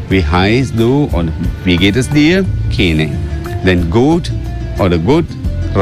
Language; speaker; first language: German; non-native, learner; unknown